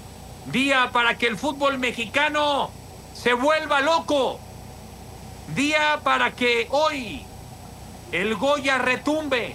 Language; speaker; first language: Spanish; native; Spanish